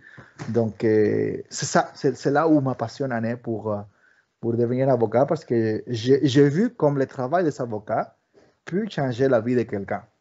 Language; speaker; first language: French; early bilingual, other home language; Spanish